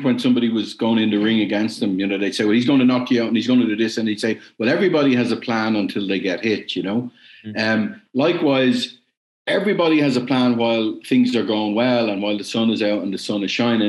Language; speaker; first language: English; native; English